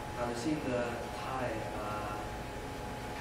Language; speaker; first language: Chinese; non-native, learner; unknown